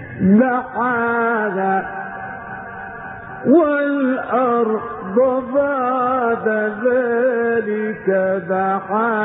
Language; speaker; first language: Arabic; native; Arabic